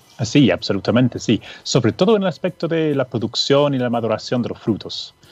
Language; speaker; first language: Spanish; non-native, fluent; English